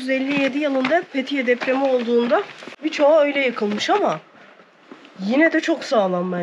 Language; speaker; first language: Turkish; native; Turkish